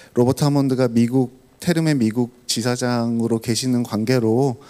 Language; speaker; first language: Korean; native; Korean